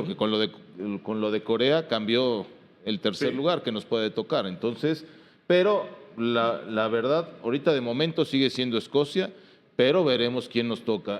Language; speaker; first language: Spanish; native; Spanish